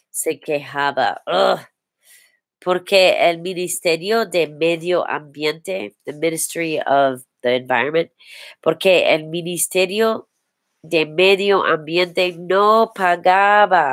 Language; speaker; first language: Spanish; non-native, learner; English